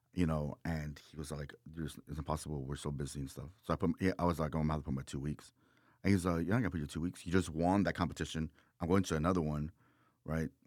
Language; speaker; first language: English; native; English